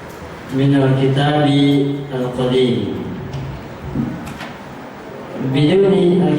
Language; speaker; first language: Arabic; non-native, fluent; Indonesian